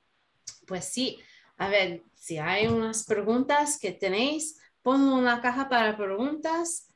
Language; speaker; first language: Spanish; non-native, learner; English